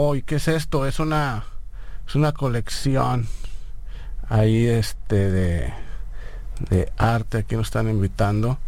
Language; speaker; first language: Spanish; native; Spanish